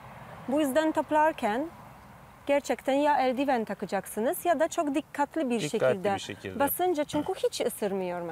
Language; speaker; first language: Turkish; non-native, fluent; Polish